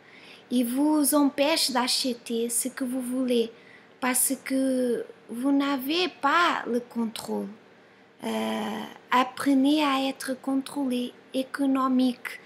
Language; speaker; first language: French; non-native, fluent; Portuguese